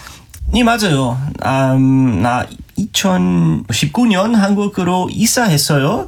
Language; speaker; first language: Korean; non-native, learner; German